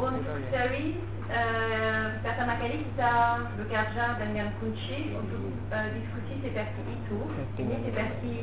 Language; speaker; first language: Indonesian; non-native, fluent; French